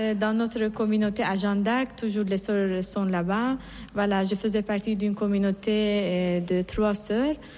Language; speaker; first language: French; non-native, fluent; Persian